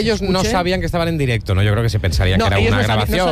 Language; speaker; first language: Spanish; native; Spanish